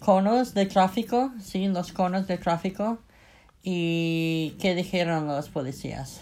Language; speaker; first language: Spanish; non-native, fluent; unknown